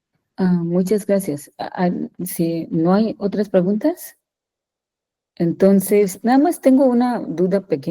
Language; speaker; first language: Spanish; non-native, fluent; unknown